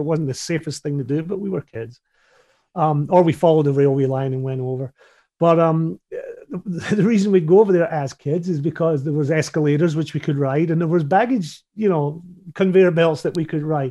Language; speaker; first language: English; native; English